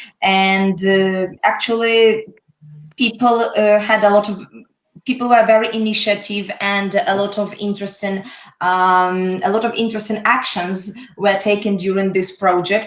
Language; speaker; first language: English; non-native, fluent; Polish